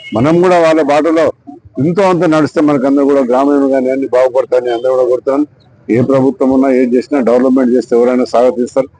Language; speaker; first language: Telugu; native; Telugu